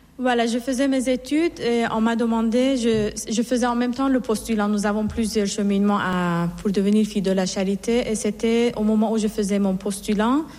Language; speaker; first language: French; non-native, fluent; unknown